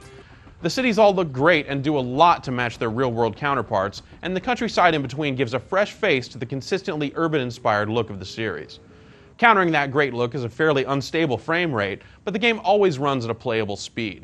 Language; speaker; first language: English; native; English